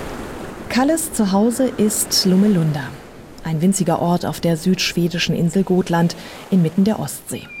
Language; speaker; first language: German; native; German